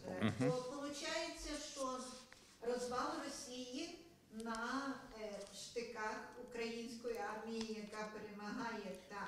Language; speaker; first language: Ukrainian; native; Ukrainian